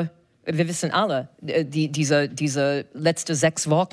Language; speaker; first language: German; non-native, fluent; English